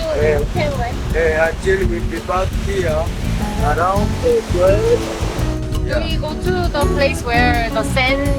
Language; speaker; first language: English; non-native, learner; Korean